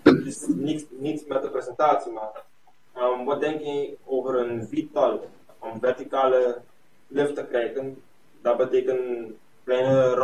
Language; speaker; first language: Dutch; non-native, local second language; Papiamento